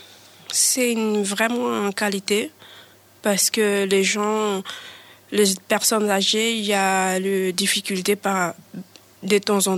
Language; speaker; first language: French; non-native, learner; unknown